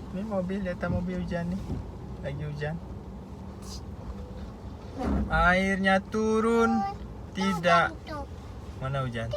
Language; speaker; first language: Indonesian; non-native, local second language; Achinese